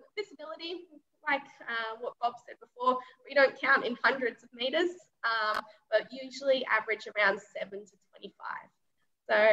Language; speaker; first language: English; native; English